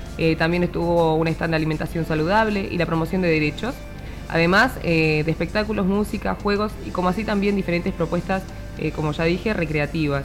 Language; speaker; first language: Spanish; native; Spanish